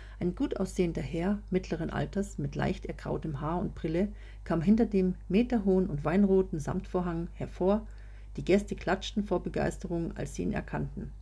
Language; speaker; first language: German; native; German